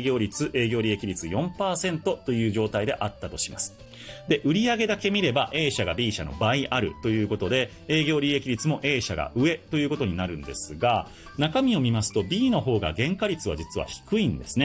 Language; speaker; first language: Japanese; native; Japanese